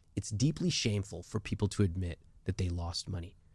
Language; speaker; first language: English; early bilingual, other home language; Hindi